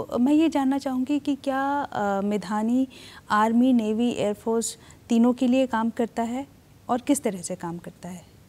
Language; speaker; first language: Hindi; native; Hindi